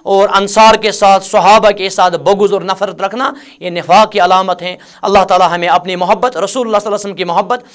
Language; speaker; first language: Urdu; non-native, local second language; Kashmiri